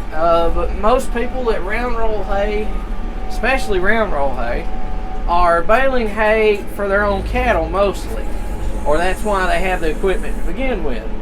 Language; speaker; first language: English; native; English